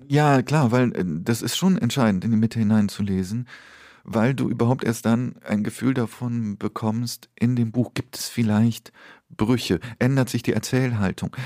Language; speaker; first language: German; early bilingual, other home language; Polish